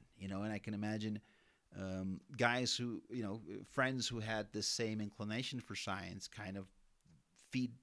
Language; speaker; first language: English; non-native, fluent; Spanish